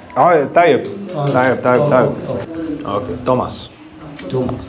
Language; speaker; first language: Arabic; non-native, learner; English